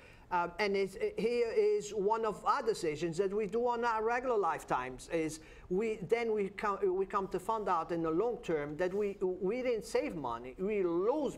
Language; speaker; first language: English; non-native, fluent; Portuguese